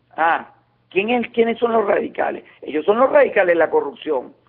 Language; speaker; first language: Spanish; native; Spanish